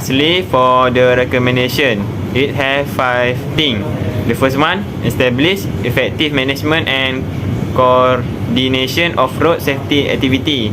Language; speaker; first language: English; non-native, local second language; Malay